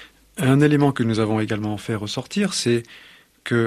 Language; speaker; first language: French; native; French